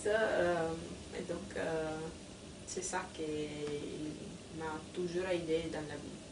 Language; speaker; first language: French; non-native, fluent; Italian